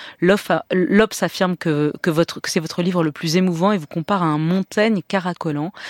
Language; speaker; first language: French; native; French